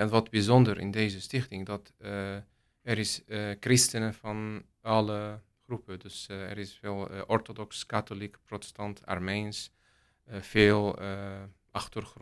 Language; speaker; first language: Dutch; non-native, learner; Arabic